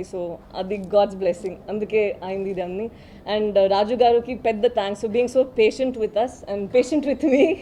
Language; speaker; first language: Telugu; non-native, local second language; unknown